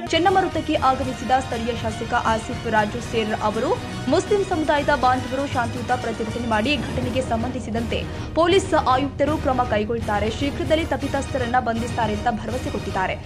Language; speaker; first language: Kannada; native; Kannada